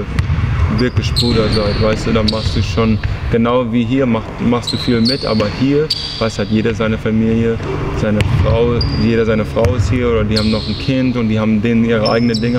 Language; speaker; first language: German; early bilingual, heritage; English